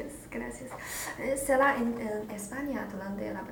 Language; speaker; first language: Spanish; non-native, learner; Chinese